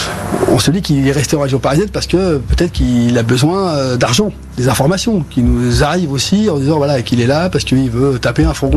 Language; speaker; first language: French; native; French